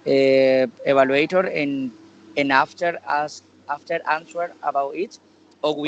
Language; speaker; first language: English; non-native, learner; Spanish